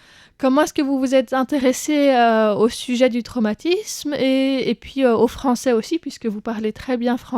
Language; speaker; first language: French; native; French